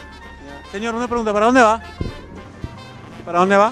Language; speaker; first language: Spanish; native; Spanish